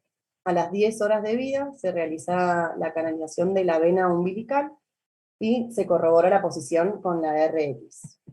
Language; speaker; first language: Spanish; native; Spanish